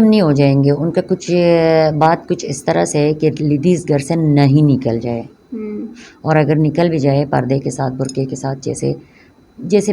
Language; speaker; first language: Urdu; non-native, local second language; Persian